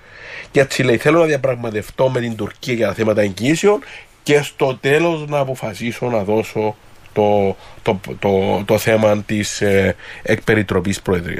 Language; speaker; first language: Greek; native; Greek